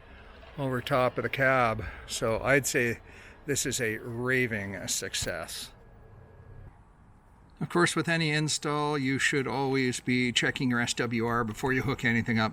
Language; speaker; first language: English; native; English